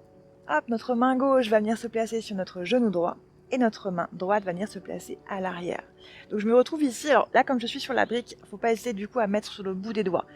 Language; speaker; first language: French; native; French